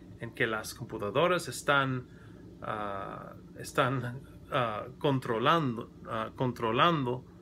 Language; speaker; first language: Spanish; non-native, learner; English